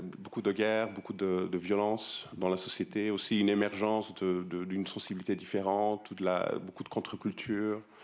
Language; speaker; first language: French; non-native, fluent; Spanish